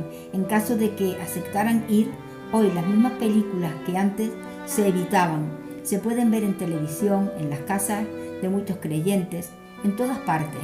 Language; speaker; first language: Spanish; native; Spanish